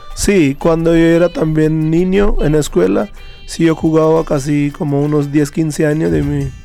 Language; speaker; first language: Spanish; non-native, fluent; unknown